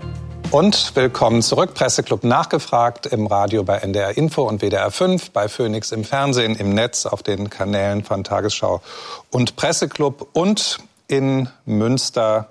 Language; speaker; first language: German; native; German